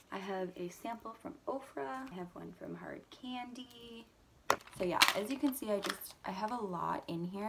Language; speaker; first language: English; native; English